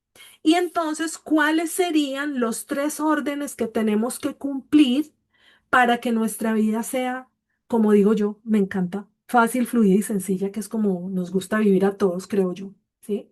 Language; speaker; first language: Spanish; native; Spanish